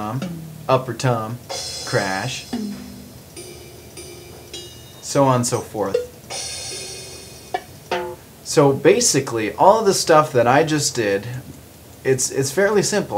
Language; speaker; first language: English; native; English